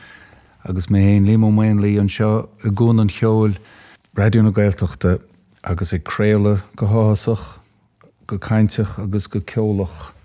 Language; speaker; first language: Irish; native; Irish